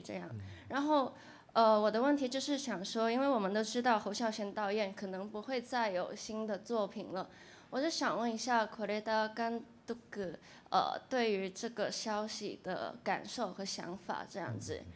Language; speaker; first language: Chinese; non-native, local second language; Cantonese